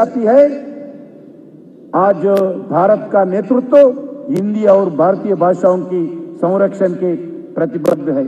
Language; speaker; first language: Hindi; non-native, local second language; Telugu